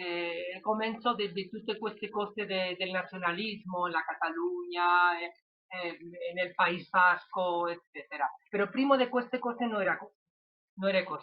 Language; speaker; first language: Italian; non-native, learner; Spanish